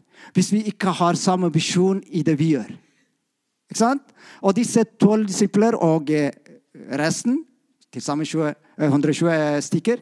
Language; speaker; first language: Norwegian; non-native, fluent; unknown